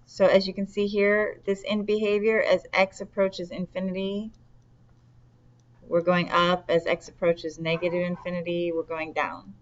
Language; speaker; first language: English; native; English